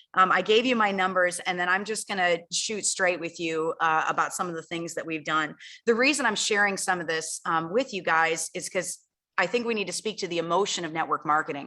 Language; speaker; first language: English; native; English